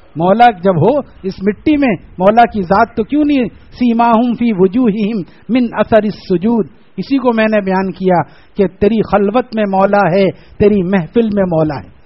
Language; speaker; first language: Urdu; native; Urdu